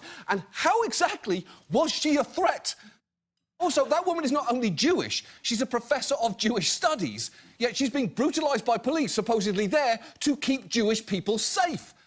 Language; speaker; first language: English; native; English